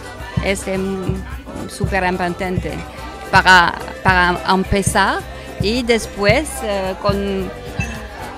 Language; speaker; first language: Spanish; non-native, learner; French